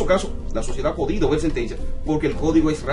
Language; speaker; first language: Spanish; native; Spanish